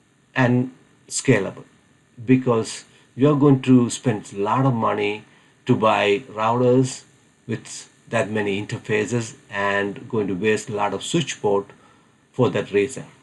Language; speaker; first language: English; non-native, fluent; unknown